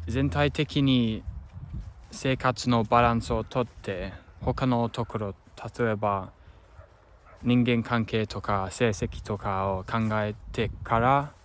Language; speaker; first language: Japanese; non-native, fluent; English